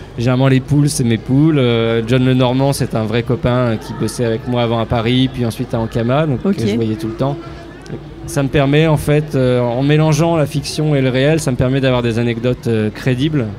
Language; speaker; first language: French; native; French